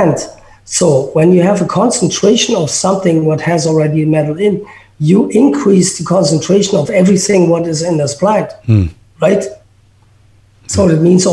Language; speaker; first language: English; non-native, fluent; German